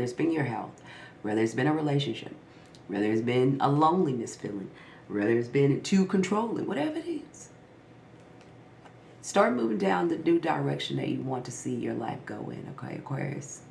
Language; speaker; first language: English; native; English